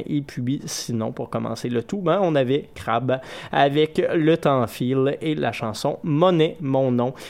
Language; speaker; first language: French; native; French